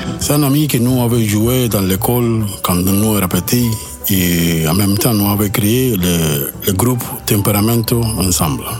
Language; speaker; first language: French; non-native, fluent; Spanish